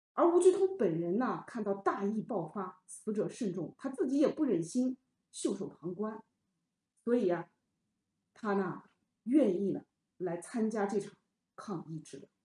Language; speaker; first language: Chinese; native; Chinese